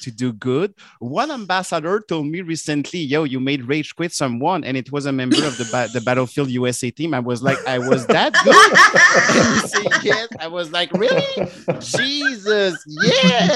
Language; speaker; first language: English; non-native, fluent; French